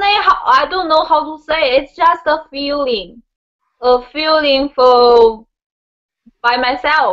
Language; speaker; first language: English; non-native, learner; Chinese